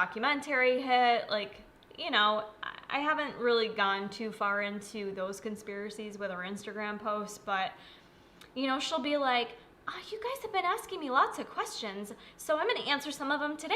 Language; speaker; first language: English; native; English